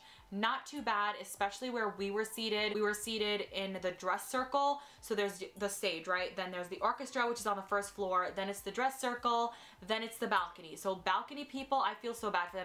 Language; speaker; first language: English; native; English